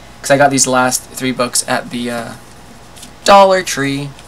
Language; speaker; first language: English; native; English